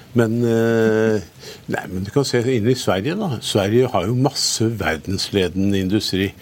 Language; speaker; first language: Norwegian; early bilingual, other home language; German